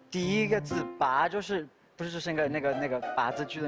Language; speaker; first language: Chinese; non-native, fluent; Spanish